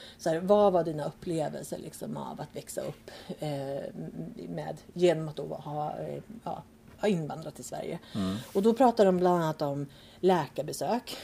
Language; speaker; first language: Swedish; early bilingual, other home language; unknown